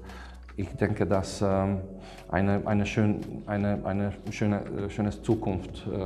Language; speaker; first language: German; non-native, learner; Hungarian